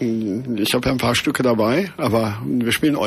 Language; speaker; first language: German; native; German